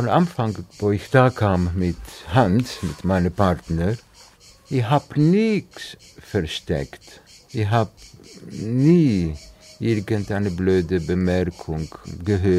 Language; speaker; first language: German; non-native, fluent; Greek